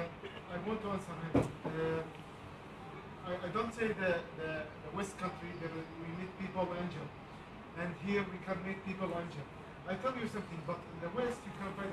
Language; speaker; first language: English; non-native, learner; Arabic